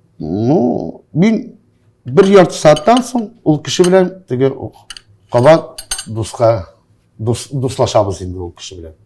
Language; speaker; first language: Tatar; non-native, local second language; Russian